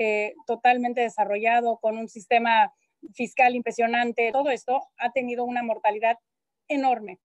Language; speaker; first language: Spanish; native; Spanish